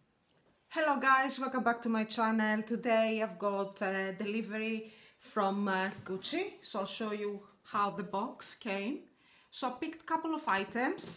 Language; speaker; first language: English; non-native, fluent; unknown